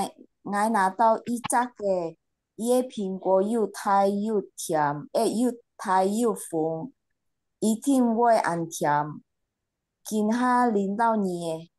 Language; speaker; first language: Chinese; non-native, learner; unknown